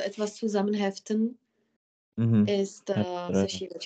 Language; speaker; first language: German; non-native, fluent; Czech